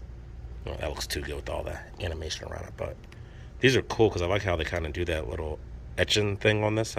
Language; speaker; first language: English; native; English